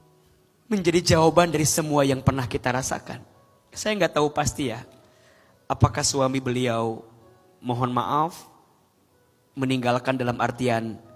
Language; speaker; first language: Indonesian; native; Indonesian